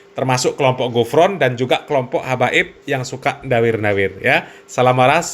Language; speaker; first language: Indonesian; native; Indonesian